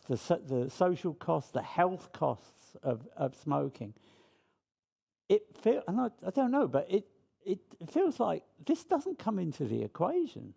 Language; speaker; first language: English; native; English